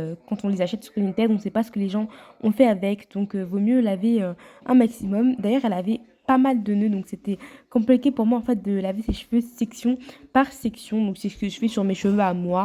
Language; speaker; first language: French; native; French